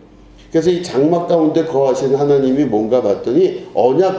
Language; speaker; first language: Korean; native; Korean